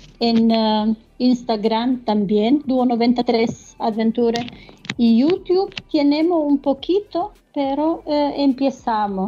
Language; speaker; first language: Spanish; non-native, learner; German